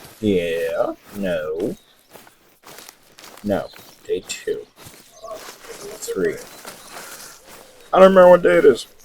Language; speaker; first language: English; native; English